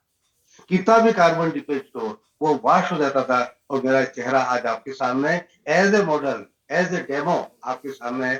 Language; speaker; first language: Hindi; native; Hindi